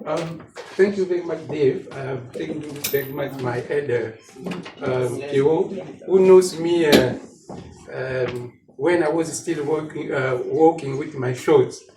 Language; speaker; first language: English; non-native, fluent; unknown